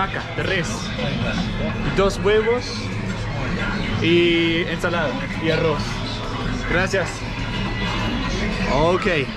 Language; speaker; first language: Spanish; non-native, learner; Danish